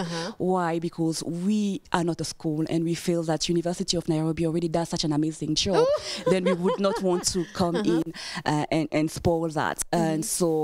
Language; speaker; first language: English; non-native, fluent; French